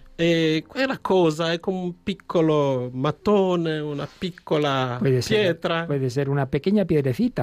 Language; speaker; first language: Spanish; non-native, learner; Italian